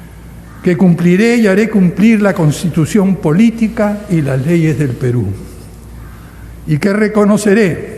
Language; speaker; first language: Spanish; native; Spanish